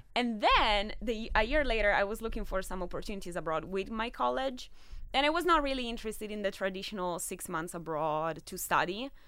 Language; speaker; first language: English; non-native, fluent; Italian